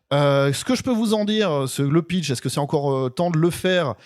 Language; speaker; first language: French; native; French